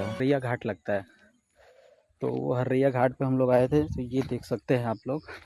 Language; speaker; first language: Hindi; non-native, local second language; Marathi